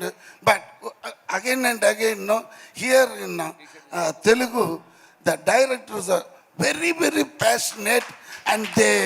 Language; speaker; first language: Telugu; non-native, learner; Tamil